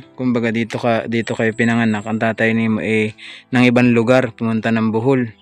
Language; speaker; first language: Filipino; non-native, local second language; Cebuano